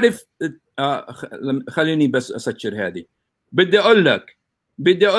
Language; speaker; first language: Arabic; early bilingual, heritage; Arabic